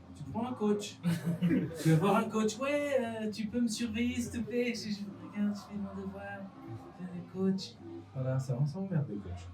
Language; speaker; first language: French; non-native, fluent; Portuguese